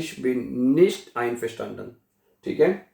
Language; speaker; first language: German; non-native, fluent; Urdu